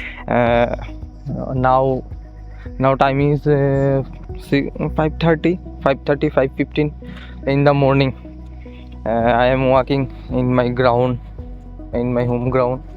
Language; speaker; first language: English; non-native, learner; Hindi